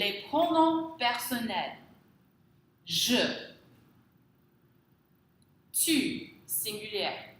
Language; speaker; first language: French; non-native, fluent; English